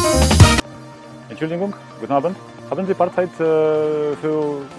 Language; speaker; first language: German; non-native, learner; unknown